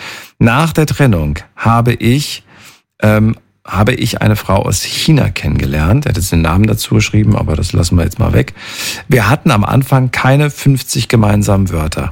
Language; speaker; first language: German; native; German